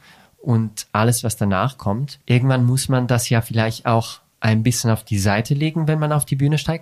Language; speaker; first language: German; native; German